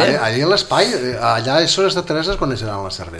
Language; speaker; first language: Catalan; native; Catalan